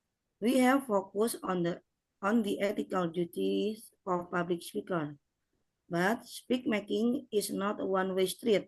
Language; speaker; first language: English; non-native, learner; Indonesian